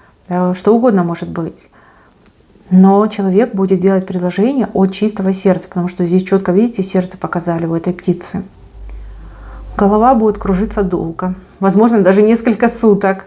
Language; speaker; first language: Russian; native; Russian